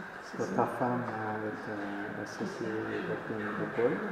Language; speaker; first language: French; non-native, fluent; English